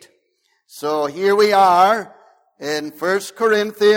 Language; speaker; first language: English; native; English